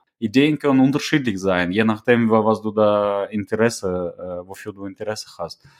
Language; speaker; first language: German; non-native, fluent; Russian